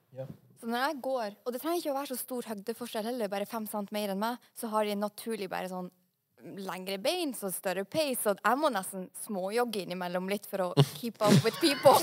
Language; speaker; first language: Norwegian; early bilingual, other home language; Urdu